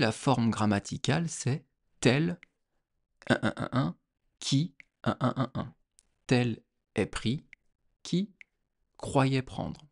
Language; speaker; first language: French; native; French